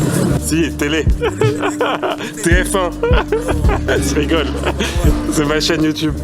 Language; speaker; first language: French; native; French